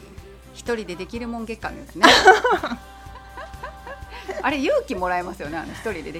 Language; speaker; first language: Japanese; native; Japanese